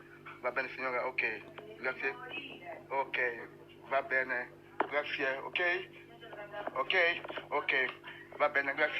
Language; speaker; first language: Italian; non-native, learner; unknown